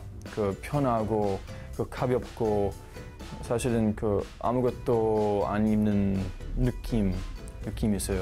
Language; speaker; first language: Korean; non-native, learner; English